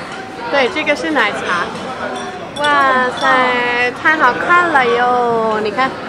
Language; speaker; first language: Chinese; non-native, fluent; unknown